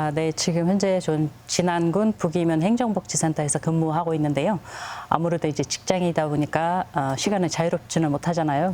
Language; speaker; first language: Korean; non-native, fluent; Kyrgyz